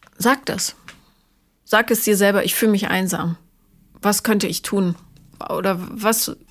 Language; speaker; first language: German; native; German